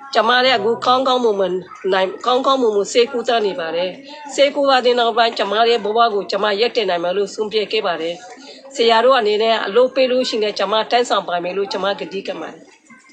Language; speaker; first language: Burmese; non-native, local second language; Rohingya